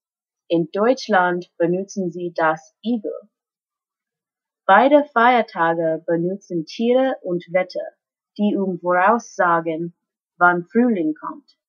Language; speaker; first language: German; non-native, learner; English